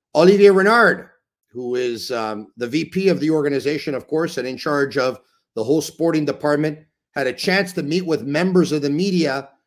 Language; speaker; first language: English; native; English